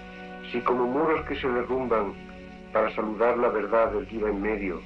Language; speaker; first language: Spanish; native; Spanish